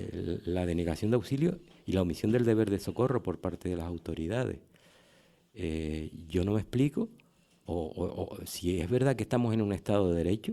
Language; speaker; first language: Spanish; native; Spanish